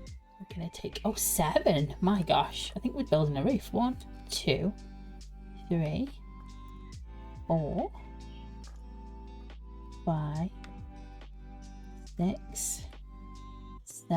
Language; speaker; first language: English; native; English